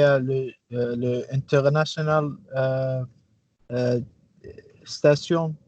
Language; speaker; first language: French; non-native, learner; English